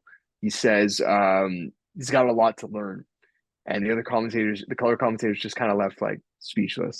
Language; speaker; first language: English; native; English